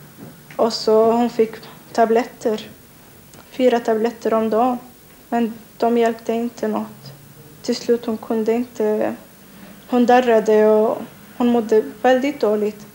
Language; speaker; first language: Swedish; non-native, learner; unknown